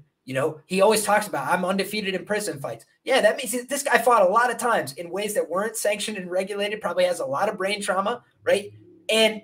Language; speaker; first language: English; native; English